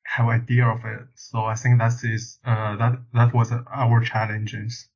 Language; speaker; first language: English; non-native, learner; Chinese